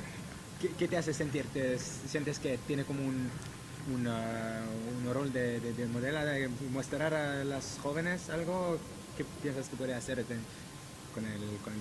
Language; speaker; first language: Spanish; non-native, learner; French